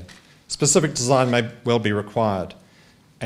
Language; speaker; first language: English; native; English